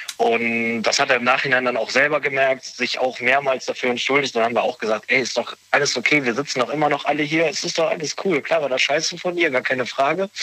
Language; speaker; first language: German; native; German